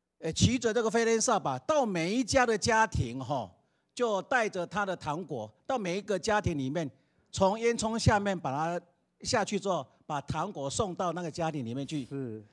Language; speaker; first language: Chinese; native; Chinese